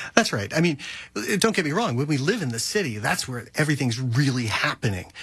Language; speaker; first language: English; native; English